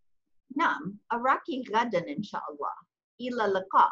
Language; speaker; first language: Arabic; non-native, fluent; English